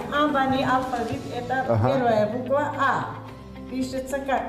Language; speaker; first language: Russian; non-native, learner; Georgian